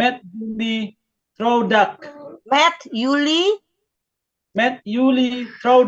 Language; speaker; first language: Dutch; non-native, learner; Indonesian